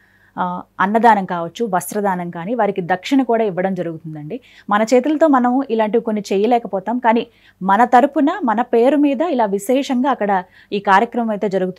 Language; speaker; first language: Telugu; native; Telugu